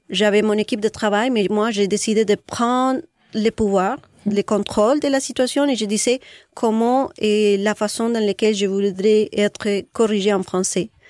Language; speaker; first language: French; non-native, fluent; Spanish